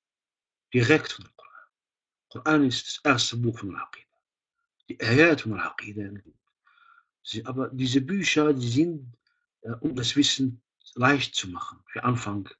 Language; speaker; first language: German; non-native, fluent; Arabic